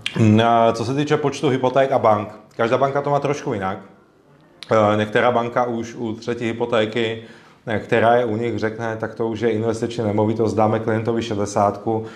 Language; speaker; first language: Czech; native; Czech